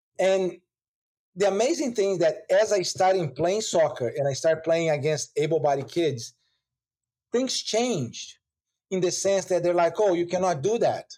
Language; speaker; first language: English; non-native, fluent; Portuguese